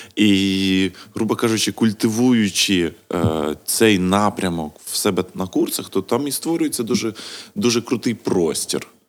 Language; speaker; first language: Ukrainian; non-native, local second language; Russian